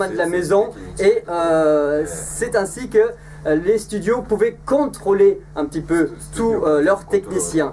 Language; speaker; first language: French; native; French